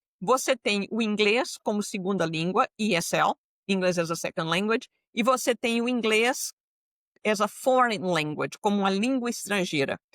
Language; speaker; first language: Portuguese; native; Portuguese